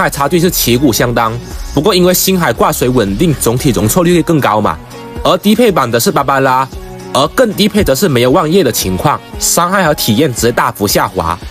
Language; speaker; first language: Chinese; native; Chinese